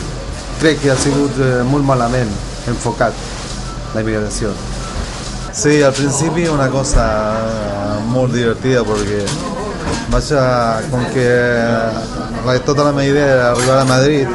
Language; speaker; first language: Catalan; non-native, learner; Spanish